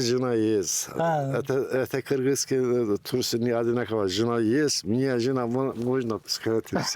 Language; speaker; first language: Russian; non-native, learner; Turkish